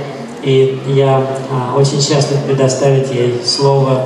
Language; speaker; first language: Russian; native; Russian